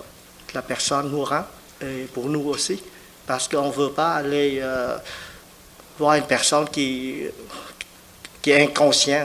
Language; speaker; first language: French; non-native, fluent; Vietnamese